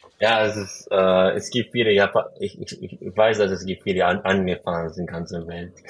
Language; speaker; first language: German; non-native, learner; Japanese